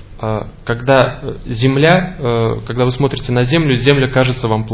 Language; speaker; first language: Russian; native; Russian